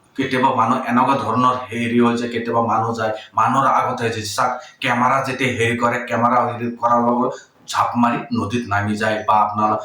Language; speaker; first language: Assamese; non-native, local second language; Bangla